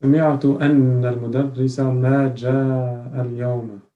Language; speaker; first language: Arabic; non-native, learner; French